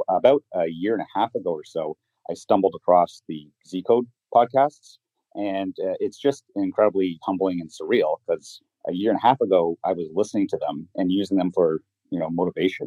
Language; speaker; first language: English; native; English